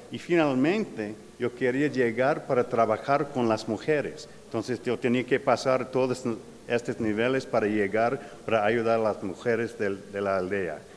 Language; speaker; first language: Spanish; non-native, learner; English